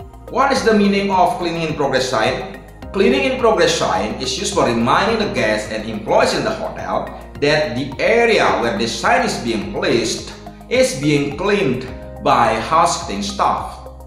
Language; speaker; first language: English; non-native, fluent; Indonesian